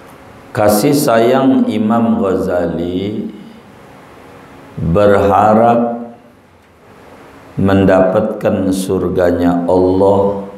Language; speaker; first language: Indonesian; native; Indonesian